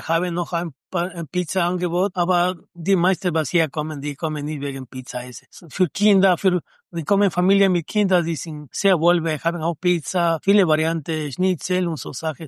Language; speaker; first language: German; non-native, learner; Spanish